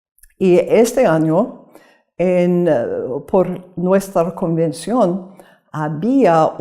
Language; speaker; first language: Spanish; non-native, learner; English